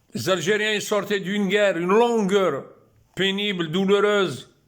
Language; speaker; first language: French; non-native, local second language; Arabic